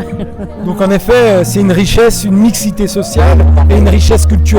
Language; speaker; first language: French; native; French